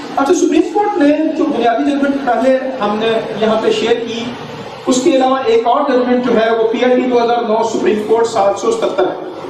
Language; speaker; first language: Urdu; non-native, local second language; Punjabi